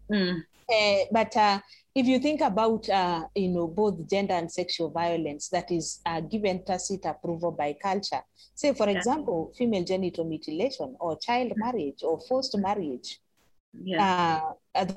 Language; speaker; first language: English; non-native, local second language; Masai